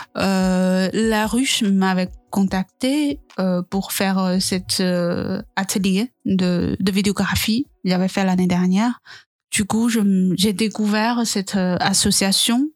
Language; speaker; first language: French; non-native, fluent; Chinese